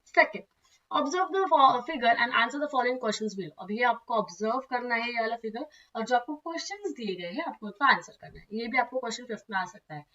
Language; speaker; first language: Hindi; non-native, local second language; Marathi